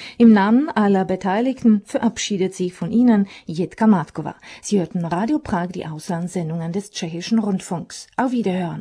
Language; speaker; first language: German; non-native, fluent; Czech